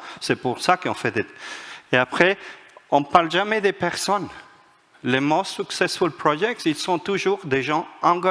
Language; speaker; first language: French; non-native, fluent; Spanish